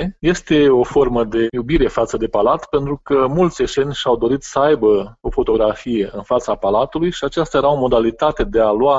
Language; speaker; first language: Romanian; native; Romanian